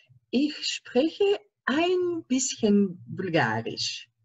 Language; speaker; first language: German; non-native, learner; Greek